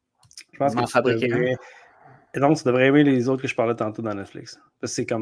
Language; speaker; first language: French; native; French